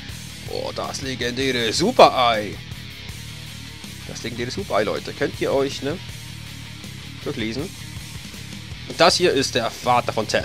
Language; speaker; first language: German; native; German